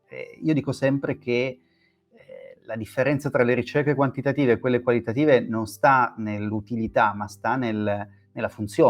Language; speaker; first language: Italian; native; Italian